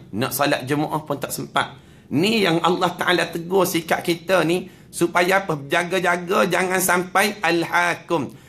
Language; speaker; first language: Malay; native; Malay